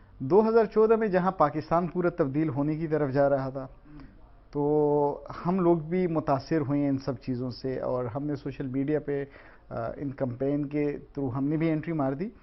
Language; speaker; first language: Urdu; non-native, local second language; Pashto